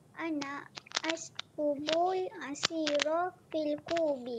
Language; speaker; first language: Arabic; non-native, learner; Malay